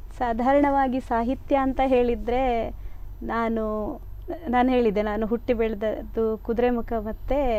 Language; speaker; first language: Kannada; non-native, local second language; Tulu